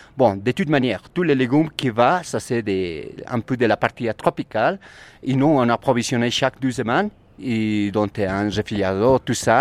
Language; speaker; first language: French; non-native, learner; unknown